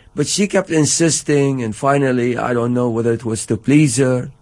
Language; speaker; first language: English; non-native, fluent; Arabic